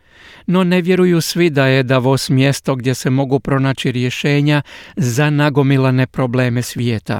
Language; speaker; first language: Croatian; native; Croatian